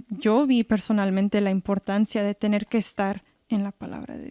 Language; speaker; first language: Spanish; early bilingual, heritage; Spanish